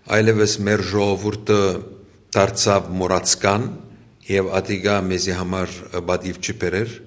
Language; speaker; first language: Armenian; early bilingual, heritage; Armenian